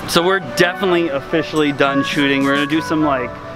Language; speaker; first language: English; native; English